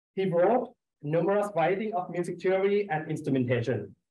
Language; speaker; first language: English; non-native, learner; Thai